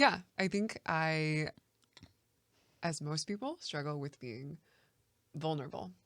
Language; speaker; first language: English; native; English